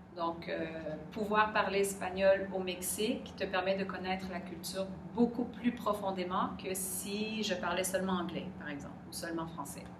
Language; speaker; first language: French; native; French